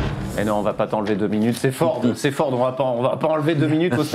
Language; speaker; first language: French; native; French